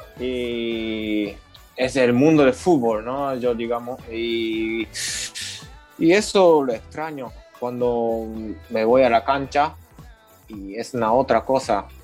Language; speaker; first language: Spanish; non-native, learner; Japanese